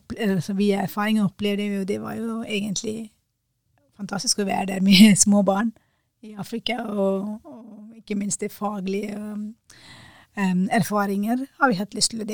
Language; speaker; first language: Norwegian; non-native, fluent; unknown